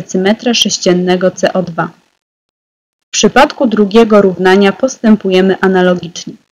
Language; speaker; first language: Polish; native; Polish